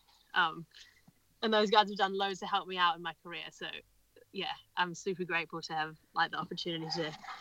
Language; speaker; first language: English; native; English